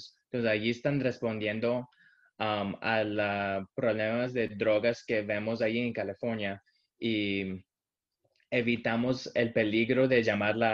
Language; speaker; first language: Spanish; early bilingual, heritage; Spanish